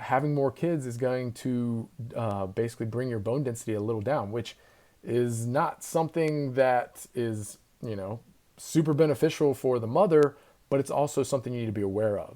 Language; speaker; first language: English; native; English